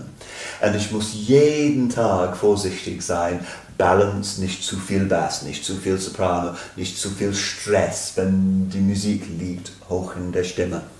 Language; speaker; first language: German; non-native, fluent; English